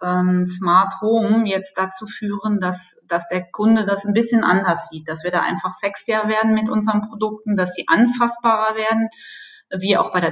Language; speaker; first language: German; native; German